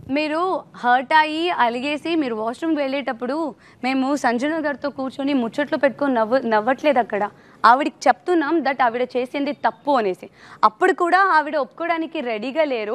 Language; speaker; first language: Telugu; native; Telugu